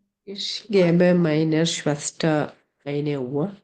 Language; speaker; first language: German; non-native, learner; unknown